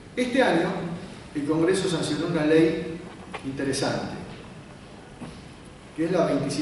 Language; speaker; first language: Spanish; native; Spanish